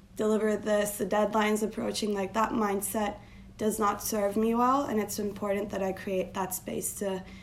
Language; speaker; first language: English; non-native, fluent; Turkish